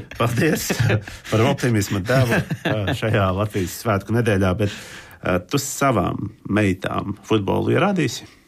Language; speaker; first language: Latvian; native; Latvian